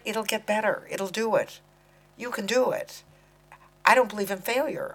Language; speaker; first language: English; native; English